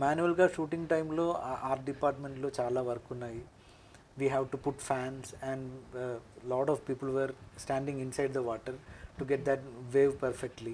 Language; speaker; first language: Telugu; non-native, local second language; Malayalam